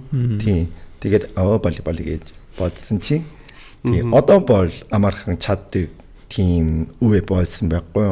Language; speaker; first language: Mongolian; non-native, fluent; Korean